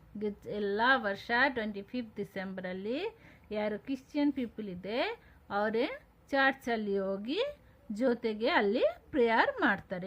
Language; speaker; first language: Kannada; non-native, local second language; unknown